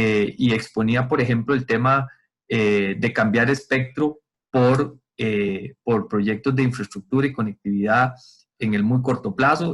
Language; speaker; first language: Spanish; native; Spanish